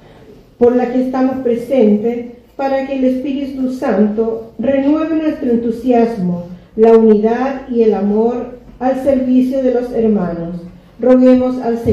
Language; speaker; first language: Spanish; native; Spanish